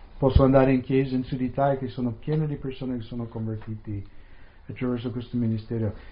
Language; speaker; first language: Italian; non-native, fluent; English